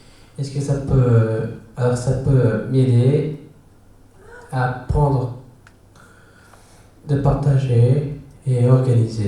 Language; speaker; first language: French; early bilingual, other home language; Spanish